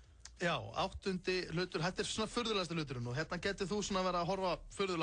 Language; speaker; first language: Icelandic; native; Icelandic